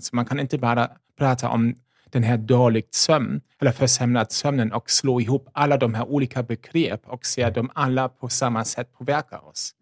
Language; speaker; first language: Swedish; non-native, fluent; German